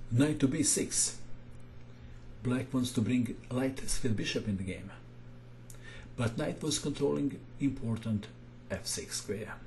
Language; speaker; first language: English; non-native, fluent; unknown